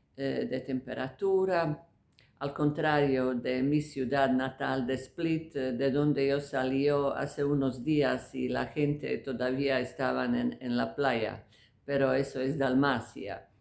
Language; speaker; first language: Spanish; non-native, fluent; Croatian